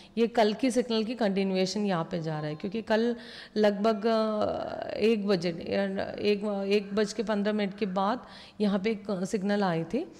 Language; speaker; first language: Hindi; non-native, local second language; Malayalam